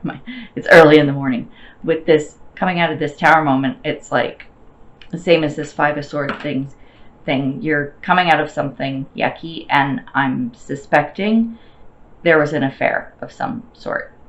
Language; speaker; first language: English; native; English